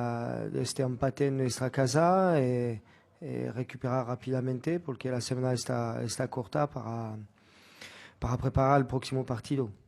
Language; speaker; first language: Spanish; non-native, fluent; French